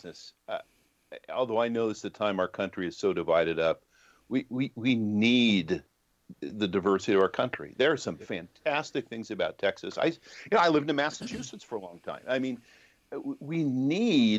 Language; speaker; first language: English; native; English